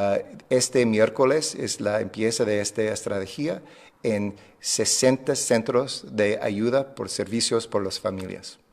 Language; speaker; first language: Spanish; non-native, fluent; English